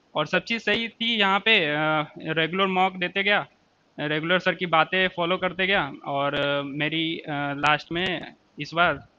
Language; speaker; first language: Hindi; native; Hindi